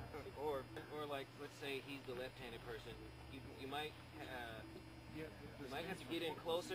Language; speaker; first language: English; native; English